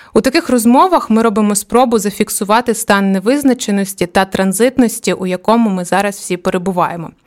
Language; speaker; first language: Ukrainian; native; Ukrainian